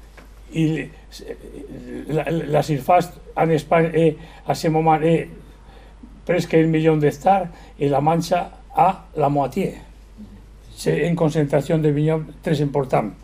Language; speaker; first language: French; non-native, learner; Spanish